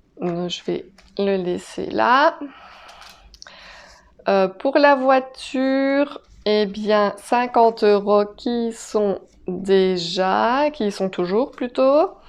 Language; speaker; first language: French; native; French